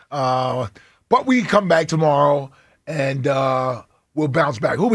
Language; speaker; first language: English; native; English